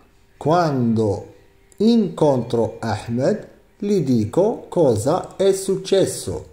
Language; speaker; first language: Italian; non-native, fluent; Arabic